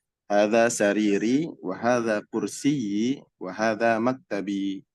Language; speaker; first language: Arabic; non-native, learner; Indonesian